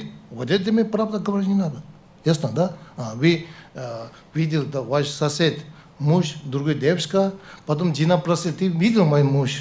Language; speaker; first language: Russian; non-native, learner; Tibetan